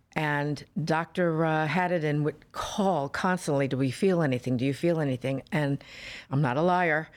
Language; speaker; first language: English; native; English